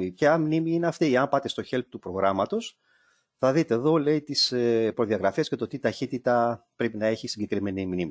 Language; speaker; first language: Greek; native; Greek